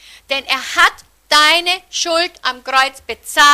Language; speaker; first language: German; native; German